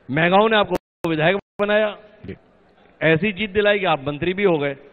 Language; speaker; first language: Hindi; native; Hindi